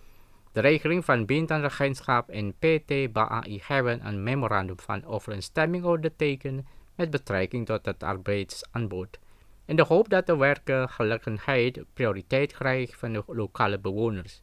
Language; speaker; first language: Dutch; non-native, fluent; Indonesian